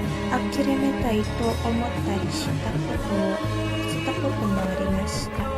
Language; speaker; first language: Japanese; non-native, learner; Indonesian